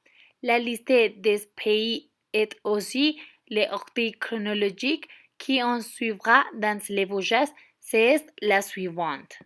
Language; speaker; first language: French; non-native, learner; Spanish